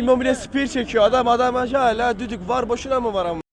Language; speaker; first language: Turkish; native; Turkish